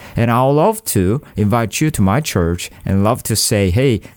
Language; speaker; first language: English; non-native, fluent; Korean